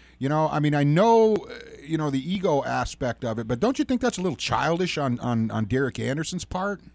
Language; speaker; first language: English; native; English